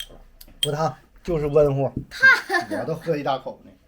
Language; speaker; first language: Chinese; native; Chinese